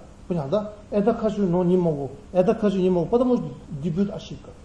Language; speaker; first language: Russian; non-native, learner; Tibetan